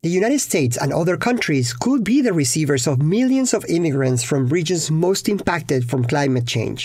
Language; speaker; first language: English; non-native, fluent; Spanish